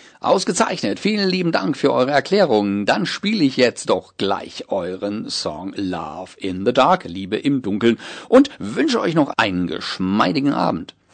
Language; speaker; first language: German; native; German